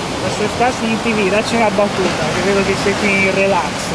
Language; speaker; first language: Italian; native; Italian